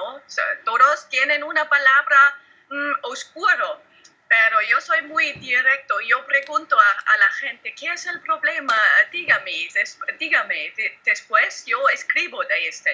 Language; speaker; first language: Spanish; non-native, learner; German